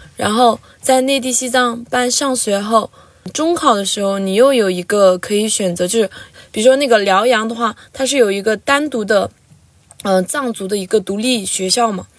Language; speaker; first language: Chinese; non-native, local second language; Tibetan